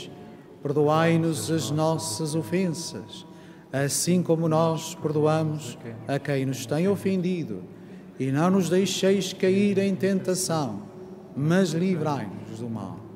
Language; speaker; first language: Portuguese; native; Portuguese